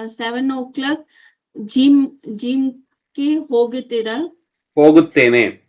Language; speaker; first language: Kannada; non-native, learner; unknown